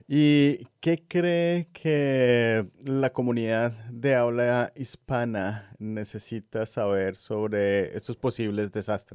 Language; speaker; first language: Spanish; native; Spanish